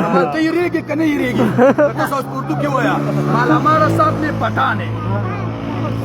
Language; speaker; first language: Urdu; non-native, local second language; Pashto